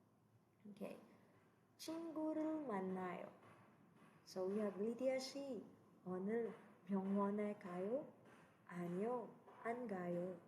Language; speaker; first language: Korean; non-native, fluent; Cebuano